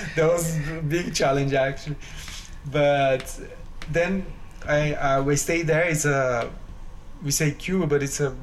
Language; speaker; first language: English; non-native, fluent; Portuguese